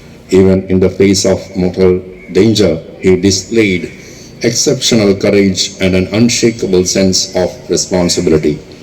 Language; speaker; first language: English; non-native, local second language; Malayalam